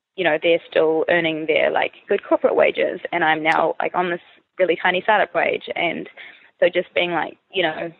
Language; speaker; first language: English; native; English